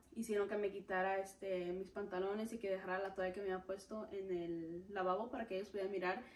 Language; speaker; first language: Spanish; early bilingual, heritage; Spanish